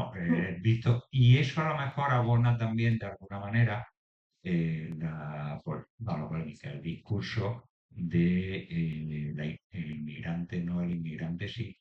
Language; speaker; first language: Spanish; native; Spanish